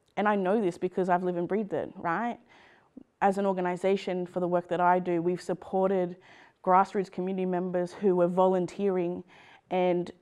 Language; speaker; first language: English; native; English